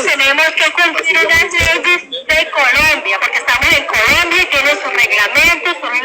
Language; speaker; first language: Spanish; native; Spanish